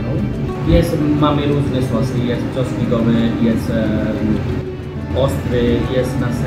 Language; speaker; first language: Polish; non-native, learner; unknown